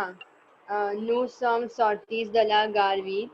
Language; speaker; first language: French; non-native, learner; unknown